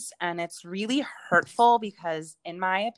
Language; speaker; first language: English; native; English